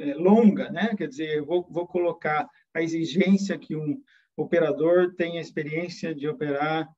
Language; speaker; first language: Portuguese; native; Portuguese